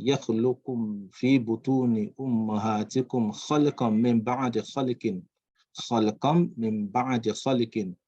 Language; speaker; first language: Arabic; non-native, fluent; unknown